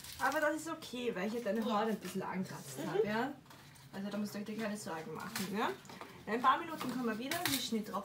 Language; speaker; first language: German; native; German